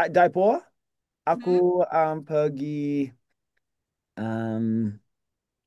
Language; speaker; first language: Indonesian; non-native, learner; English